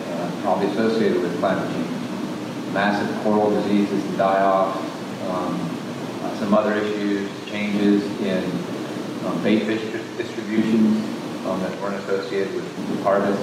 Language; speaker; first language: English; native; English